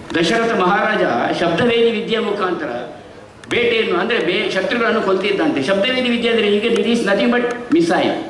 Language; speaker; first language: Kannada; non-native, local second language; Tulu